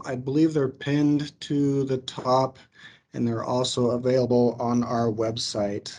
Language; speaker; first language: English; native; English